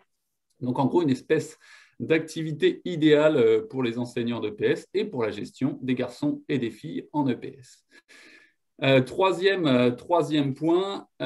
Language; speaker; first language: French; native; French